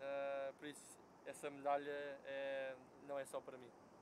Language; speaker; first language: Portuguese; non-native, fluent; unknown